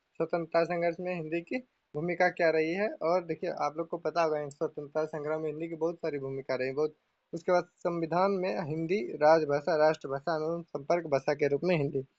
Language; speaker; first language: Hindi; native; Hindi